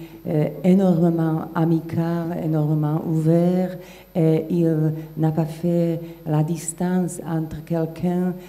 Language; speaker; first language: French; non-native, fluent; Slovak